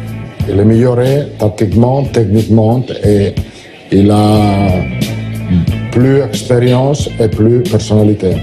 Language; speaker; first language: French; non-native, fluent; Italian